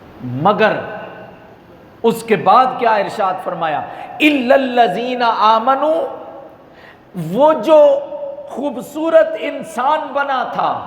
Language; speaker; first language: Urdu; native; Urdu